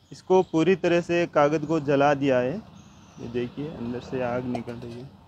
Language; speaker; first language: Hindi; native; Hindi